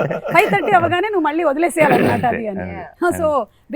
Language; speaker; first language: Telugu; native; Telugu